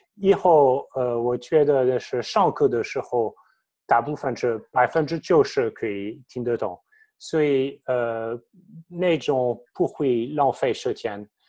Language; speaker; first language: Chinese; non-native, fluent; French